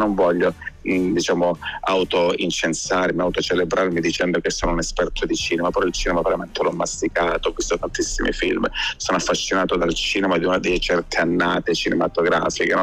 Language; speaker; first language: Italian; native; Italian